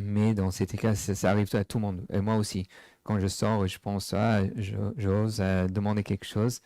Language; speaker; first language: French; non-native, fluent; English